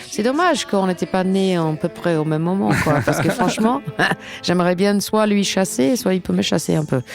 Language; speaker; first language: French; non-native, fluent; English